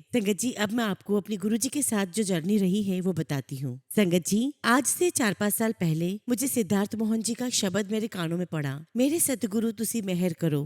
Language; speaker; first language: Hindi; native; Hindi